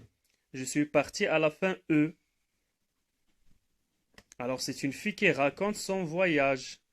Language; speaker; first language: French; non-native, local second language; Arabic